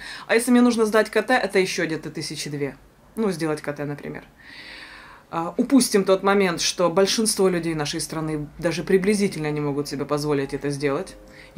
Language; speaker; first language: Russian; native; Russian